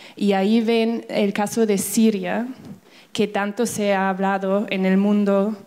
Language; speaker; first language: Spanish; non-native, fluent; German